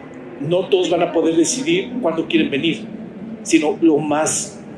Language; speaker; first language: Spanish; native; Spanish